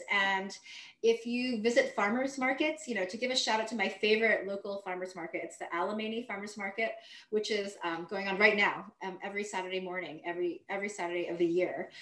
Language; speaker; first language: English; native; English